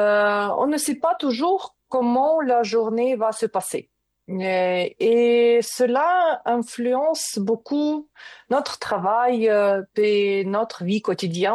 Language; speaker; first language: French; non-native, learner; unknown